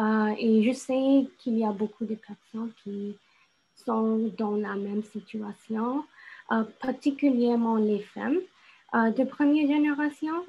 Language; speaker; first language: French; non-native, local second language; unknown